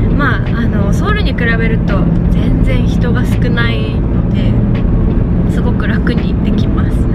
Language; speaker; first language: Japanese; native; Japanese